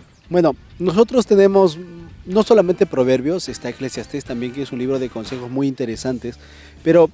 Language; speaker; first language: Spanish; native; Spanish